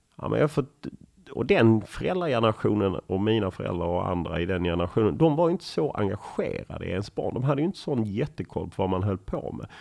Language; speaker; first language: Swedish; native; Swedish